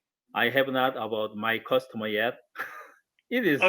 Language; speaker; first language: English; non-native, learner; Korean